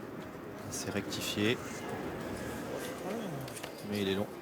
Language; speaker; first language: French; native; French